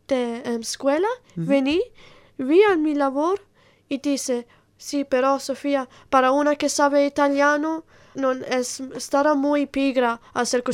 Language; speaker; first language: Spanish; non-native, learner; Italian